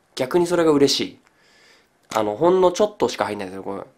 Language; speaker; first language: Japanese; native; Japanese